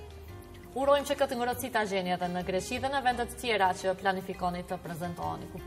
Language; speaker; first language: Albanian; native; Albanian